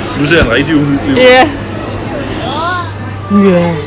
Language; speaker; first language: Danish; early bilingual, heritage; Thai